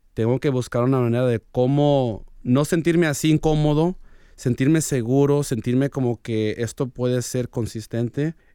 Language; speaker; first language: Spanish; early bilingual, heritage; Spanish